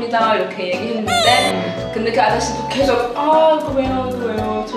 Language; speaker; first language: Korean; non-native, learner; Cantonese